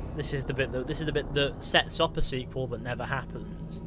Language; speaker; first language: English; native; English